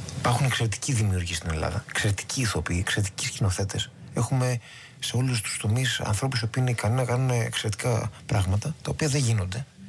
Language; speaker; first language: Greek; native; Greek